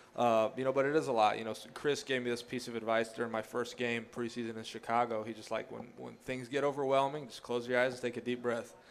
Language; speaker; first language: English; early bilingual, other home language; Greek